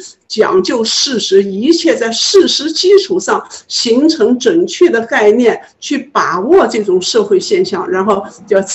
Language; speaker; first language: Chinese; native; Chinese